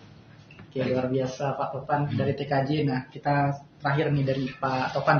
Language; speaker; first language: Indonesian; native; Indonesian